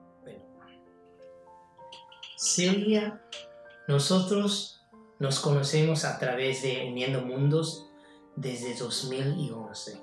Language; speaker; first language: Spanish; non-native, fluent; Chinese